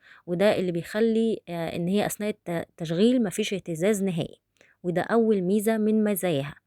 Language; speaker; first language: Arabic; native; Arabic